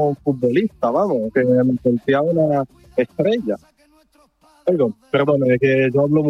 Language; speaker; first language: Spanish; non-native, fluent; Italian